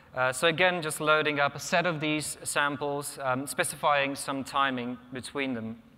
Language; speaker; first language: English; non-native, fluent; Polish